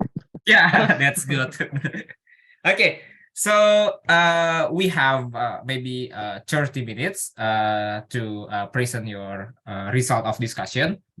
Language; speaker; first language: English; non-native, learner; Indonesian